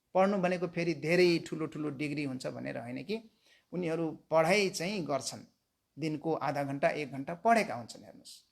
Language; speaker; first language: Nepali; non-native, local second language; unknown